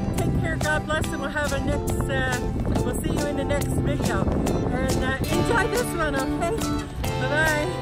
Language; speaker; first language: English; native; English